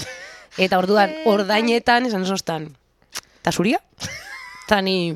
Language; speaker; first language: Basque; native; Basque